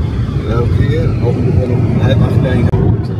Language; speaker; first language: German; native; German